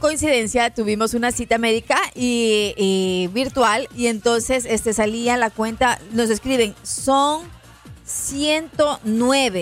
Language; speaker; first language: Spanish; native; Spanish